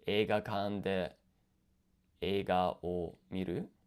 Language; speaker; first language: Japanese; non-native, learner; English